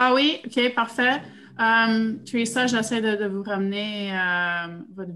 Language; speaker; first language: French; native; French